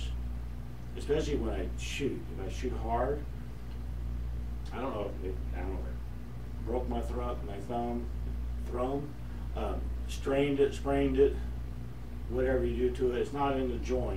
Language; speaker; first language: English; native; English